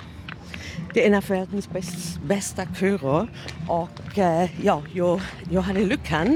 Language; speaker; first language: Swedish; non-native, learner; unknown